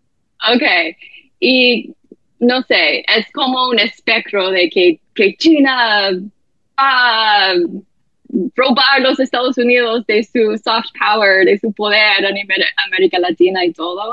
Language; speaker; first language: Spanish; non-native, fluent; English